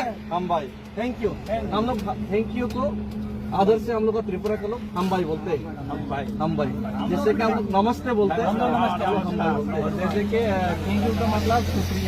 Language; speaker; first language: Hindi; non-native, local second language; Kok Borok